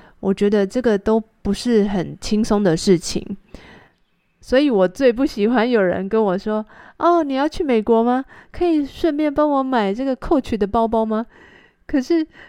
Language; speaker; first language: Chinese; native; Chinese